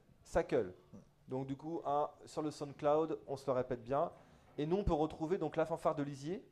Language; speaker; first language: French; native; French